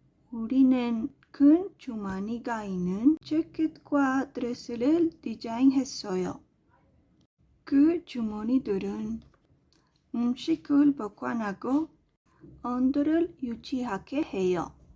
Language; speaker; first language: Korean; non-native, learner; Spanish